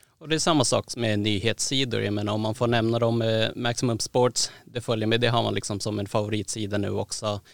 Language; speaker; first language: Swedish; native; Swedish